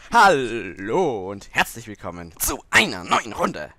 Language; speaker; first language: German; native; German